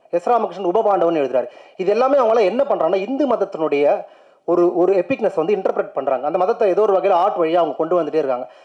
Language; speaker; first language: Tamil; native; Tamil